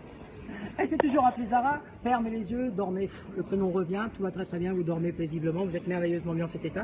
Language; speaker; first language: French; native; French